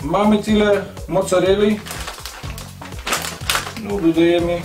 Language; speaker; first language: Polish; non-native, learner; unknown